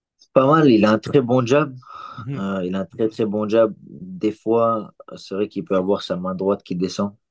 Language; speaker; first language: French; early bilingual, other home language; Chechen